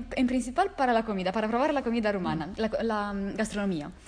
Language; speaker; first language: Spanish; non-native, fluent; Romanian